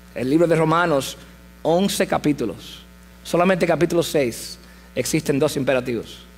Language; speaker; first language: Spanish; early bilingual, heritage; English